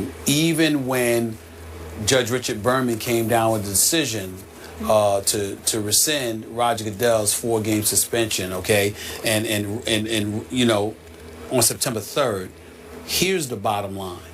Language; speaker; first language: English; native; English